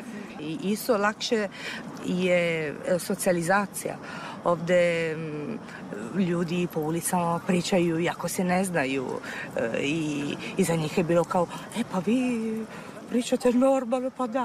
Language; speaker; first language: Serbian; non-native, fluent; Italian